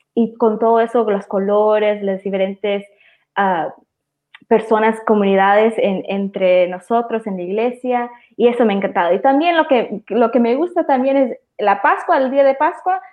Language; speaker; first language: Spanish; early bilingual, heritage; Spanish